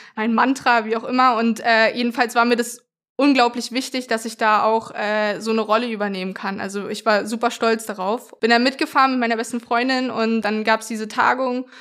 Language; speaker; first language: German; native; German